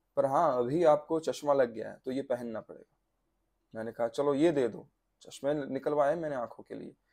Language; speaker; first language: Hindi; non-native, local second language; Gujarati